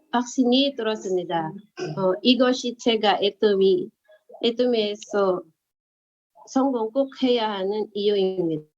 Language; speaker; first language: Korean; early bilingual, other home language; Filipino